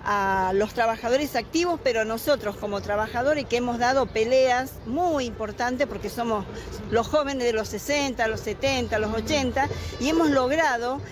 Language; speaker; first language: Spanish; native; Spanish